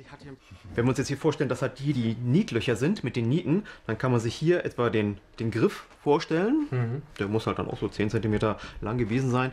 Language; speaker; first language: German; native; German